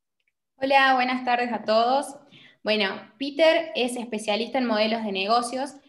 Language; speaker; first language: Spanish; native; Spanish